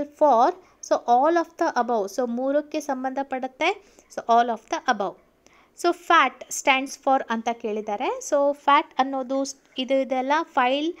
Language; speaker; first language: Kannada; native; Kannada